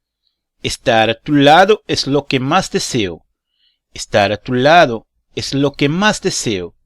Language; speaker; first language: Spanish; non-native, learner; Portuguese